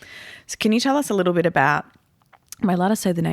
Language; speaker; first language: English; native; English